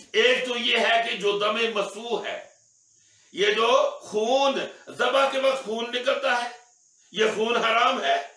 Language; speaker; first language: Urdu; non-native, local second language; Punjabi